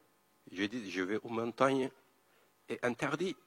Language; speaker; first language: French; non-native, learner; Kurdish